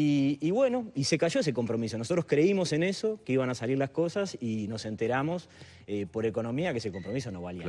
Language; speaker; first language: Spanish; native; Spanish